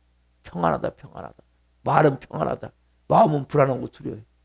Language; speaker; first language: Korean; native; Korean